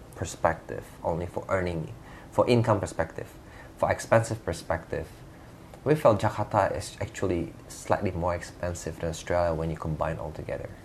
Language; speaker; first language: English; non-native, fluent; Indonesian